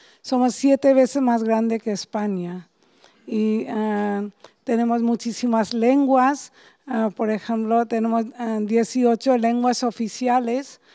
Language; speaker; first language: Spanish; non-native, fluent; Bangla